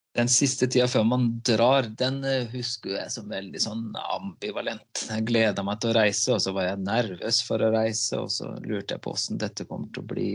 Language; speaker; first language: Norwegian; native; Norwegian